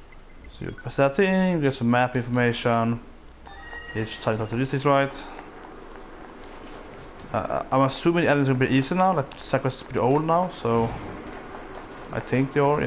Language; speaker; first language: English; non-native, fluent; Swedish